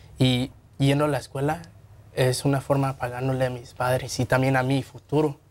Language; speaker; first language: Spanish; early bilingual, heritage; Spanish